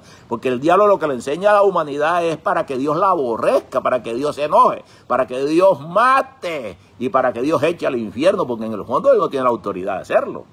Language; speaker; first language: Spanish; native; Spanish